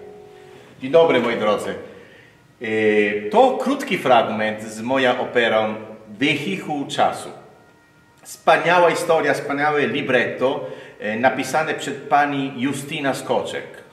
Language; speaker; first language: Polish; non-native, learner; Italian